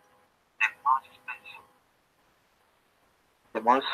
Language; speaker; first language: English; non-native, learner; Spanish